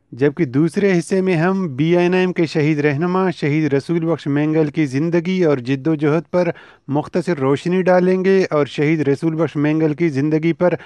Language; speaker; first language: Urdu; non-native, local second language; Baluchi